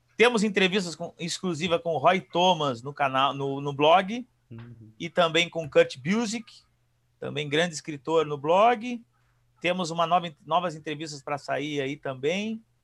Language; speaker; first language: Portuguese; native; Portuguese